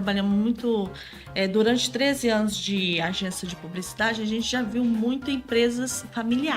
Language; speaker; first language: Portuguese; native; Portuguese